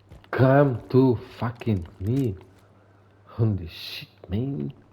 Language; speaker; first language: English; non-native, learner; Ukrainian